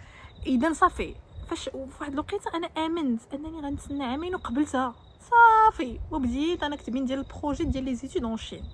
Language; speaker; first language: Arabic; native; Arabic